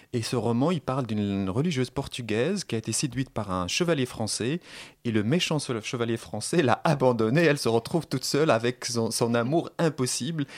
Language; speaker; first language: French; non-native, local second language; Arabic